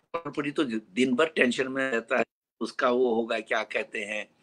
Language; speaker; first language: Hindi; native; Hindi